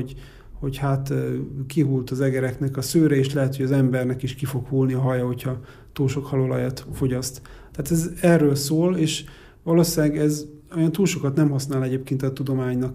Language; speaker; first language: Hungarian; native; Hungarian